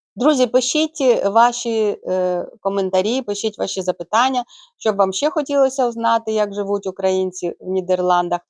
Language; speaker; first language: Ukrainian; native; Ukrainian